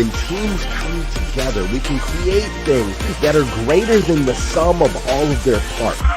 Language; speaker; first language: English; native; English